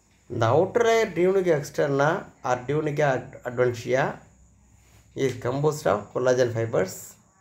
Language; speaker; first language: English; non-native, local second language; Tamil